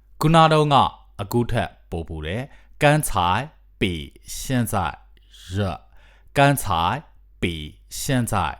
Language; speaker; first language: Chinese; non-native, fluent; Burmese